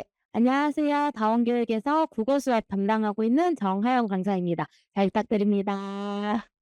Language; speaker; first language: Korean; native; Korean